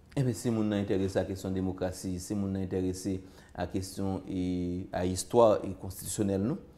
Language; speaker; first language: French; non-native, local second language; Haitian Creole